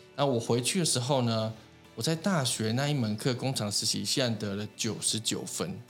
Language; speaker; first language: Chinese; native; Chinese